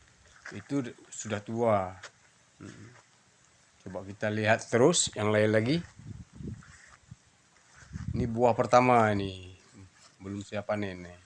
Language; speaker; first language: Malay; non-native, local second language; Achinese